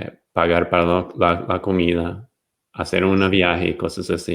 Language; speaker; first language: Spanish; non-native, fluent; English